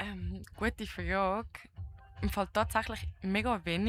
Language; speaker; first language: German; native; German